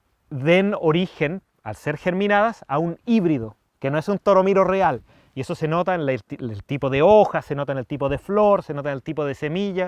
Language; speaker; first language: Spanish; native; Spanish